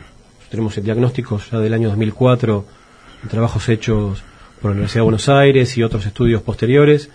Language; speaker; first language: Spanish; native; Spanish